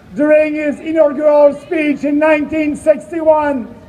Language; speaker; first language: English; non-native, fluent; French